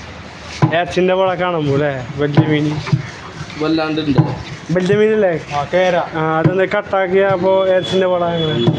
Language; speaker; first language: Malayalam; non-native, local second language; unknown